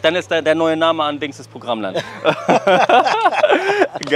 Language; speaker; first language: German; native; German